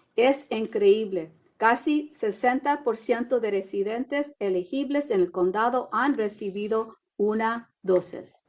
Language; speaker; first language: Spanish; early bilingual, heritage; Spanish